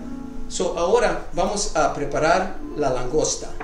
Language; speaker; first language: Spanish; early bilingual, other home language; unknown